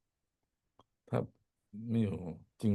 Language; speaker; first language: Chinese; early bilingual, heritage; Chinese